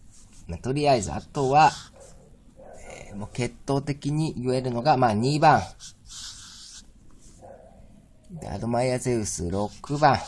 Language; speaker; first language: Japanese; native; Japanese